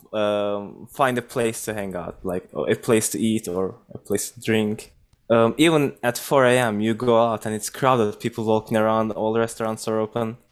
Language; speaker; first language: English; non-native, fluent; Turkish